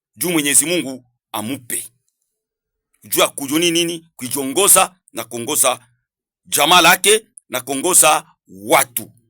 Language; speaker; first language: Swahili; native; Swahili